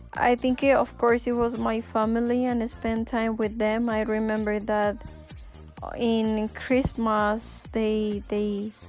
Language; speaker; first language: English; non-native, fluent; Spanish